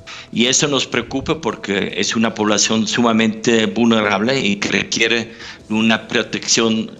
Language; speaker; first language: Spanish; non-native, fluent; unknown